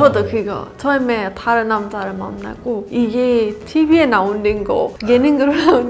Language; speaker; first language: Korean; non-native, learner; Persian